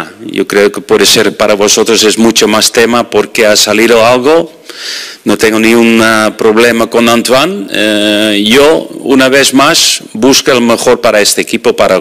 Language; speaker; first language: Spanish; non-native, fluent; Dutch